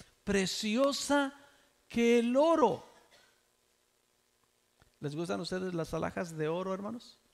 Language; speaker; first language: Spanish; native; Spanish